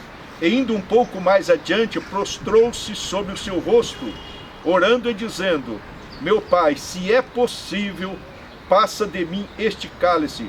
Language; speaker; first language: Portuguese; native; Portuguese